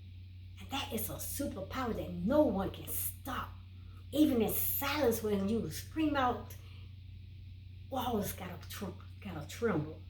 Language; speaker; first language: English; native; English